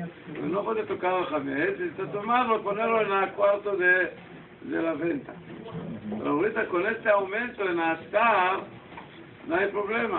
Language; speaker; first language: Spanish; non-native, fluent; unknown